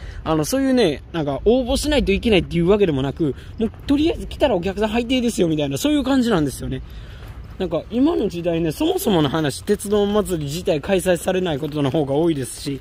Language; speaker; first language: Japanese; native; Japanese